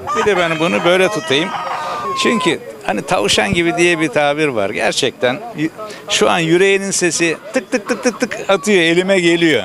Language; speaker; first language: Turkish; native; Turkish